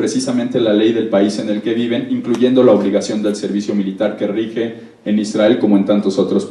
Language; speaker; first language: Spanish; native; Spanish